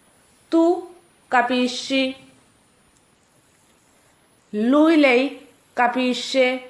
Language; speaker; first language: Italian; non-native, fluent; Urdu